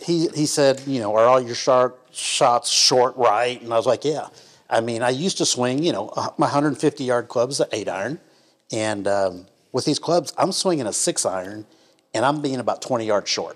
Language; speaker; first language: English; native; English